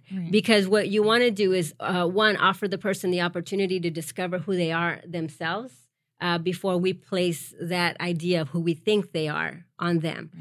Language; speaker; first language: English; early bilingual, other home language; Spanish